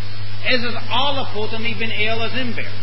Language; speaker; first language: Hungarian; non-native, fluent; English